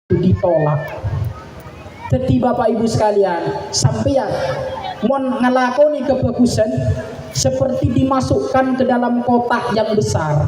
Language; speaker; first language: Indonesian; non-native, local second language; Madurese